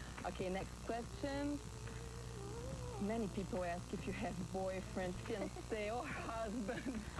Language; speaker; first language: English; non-native, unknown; Portuguese